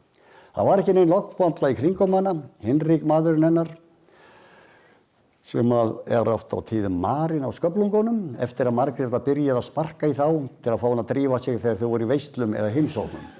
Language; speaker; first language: Icelandic; native; Icelandic